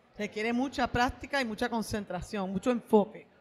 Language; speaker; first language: Spanish; native; Spanish